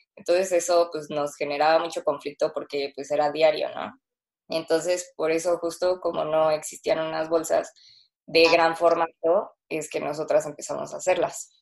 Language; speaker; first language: Spanish; native; Spanish